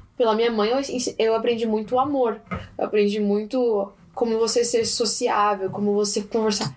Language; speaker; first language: Portuguese; early bilingual, heritage; Portuguese